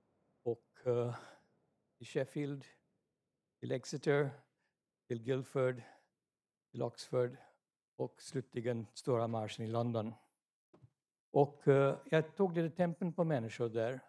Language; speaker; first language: Swedish; non-native, fluent; English